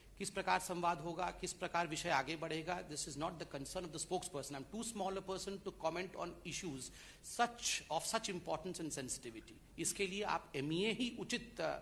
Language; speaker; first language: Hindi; non-native, local second language; Odia